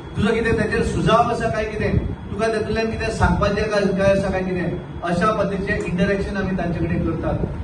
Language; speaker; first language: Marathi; non-native, local second language; Konkani